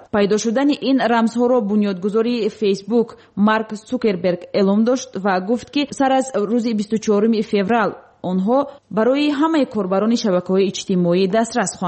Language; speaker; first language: Tajik; native; Tajik